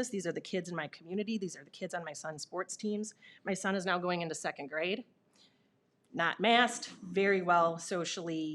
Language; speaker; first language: English; native; English